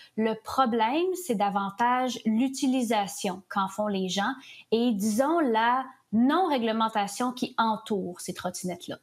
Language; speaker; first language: French; native; French